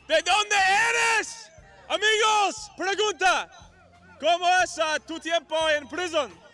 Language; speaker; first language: Spanish; non-native, learner; English